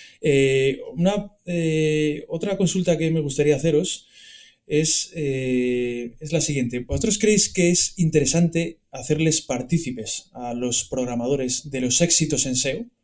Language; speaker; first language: Spanish; native; Spanish